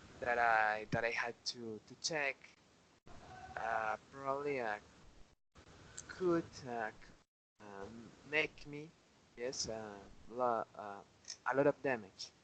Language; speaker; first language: English; non-native, learner; Spanish